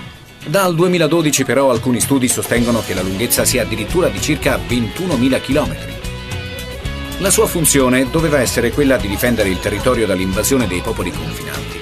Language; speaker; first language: Italian; native; Italian